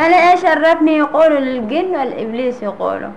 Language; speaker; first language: Arabic; non-native, learner; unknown